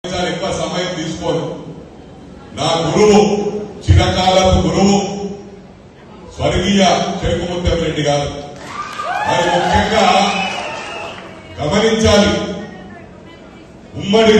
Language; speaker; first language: Telugu; native; Telugu